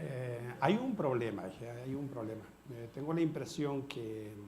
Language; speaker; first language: Spanish; native; Spanish